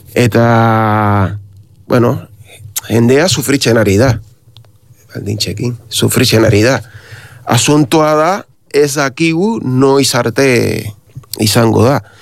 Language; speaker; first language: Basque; non-native, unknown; Spanish